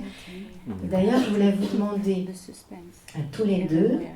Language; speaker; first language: French; native; French